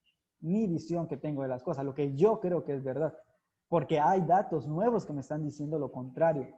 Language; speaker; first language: Spanish; native; Spanish